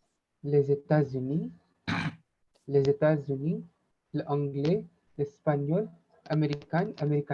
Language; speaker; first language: French; non-native, learner; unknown